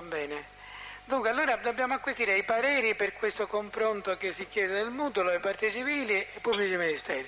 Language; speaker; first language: Italian; native; Italian